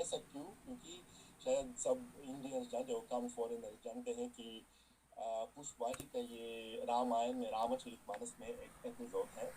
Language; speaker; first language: Hindi; non-native, fluent; Russian